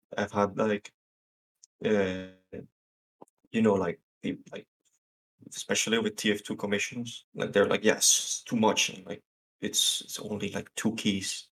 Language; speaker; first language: English; non-native, fluent; Spanish